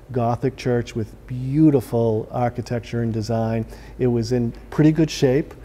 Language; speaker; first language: English; native; English